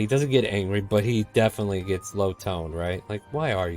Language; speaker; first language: English; native; English